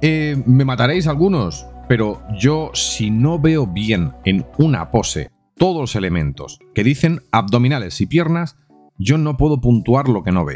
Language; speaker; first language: Spanish; native; Spanish